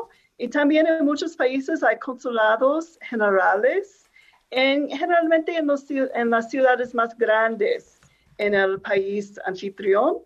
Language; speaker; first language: Spanish; non-native, fluent; English